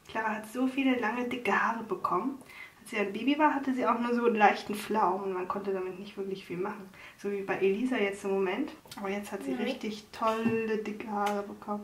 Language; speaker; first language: German; native; German